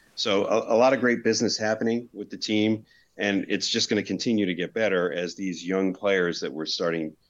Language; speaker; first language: English; native; English